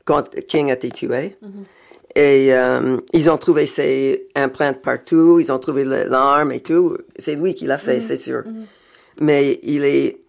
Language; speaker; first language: French; non-native, fluent; English